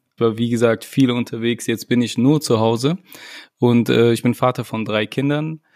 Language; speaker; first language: German; native; German